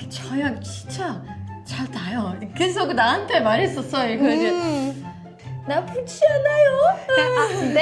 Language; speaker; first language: Korean; non-native, learner; French